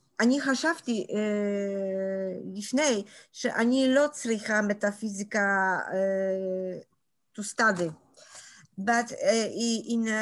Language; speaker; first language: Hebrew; non-native, learner; Spanish